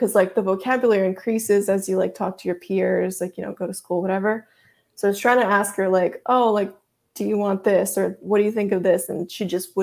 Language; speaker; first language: English; early bilingual, other home language; Russian